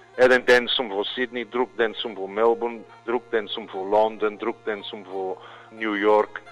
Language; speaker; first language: Macedonian; early bilingual, heritage; Macedonian